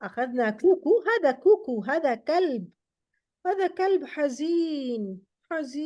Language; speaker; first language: Arabic; non-native, fluent; Urdu